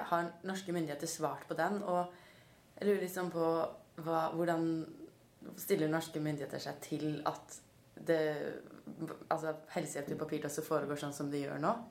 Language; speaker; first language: Norwegian; native; Norwegian